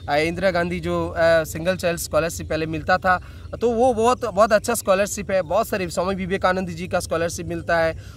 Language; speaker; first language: Hindi; non-native, local second language; Bangla